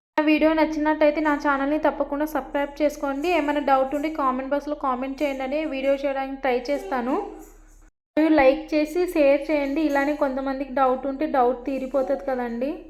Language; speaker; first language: Telugu; non-native, local second language; Marathi